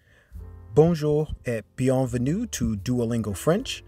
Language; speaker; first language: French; non-native, learner; English